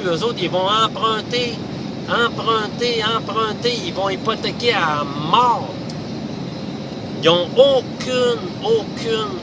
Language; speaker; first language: French; native; French